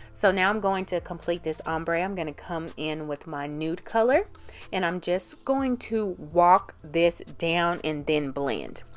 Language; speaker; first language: English; native; English